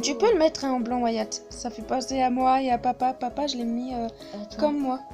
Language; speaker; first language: French; native; French